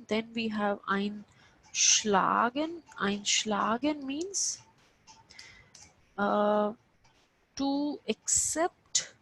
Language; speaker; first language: German; non-native, fluent; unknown